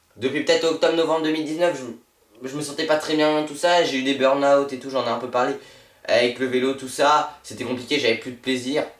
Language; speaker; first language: French; native; French